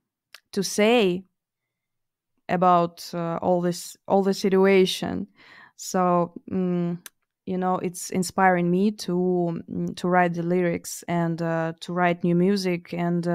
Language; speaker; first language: English; non-native, fluent; Russian